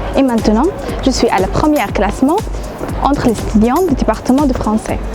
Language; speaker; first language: French; non-native, fluent; Arabic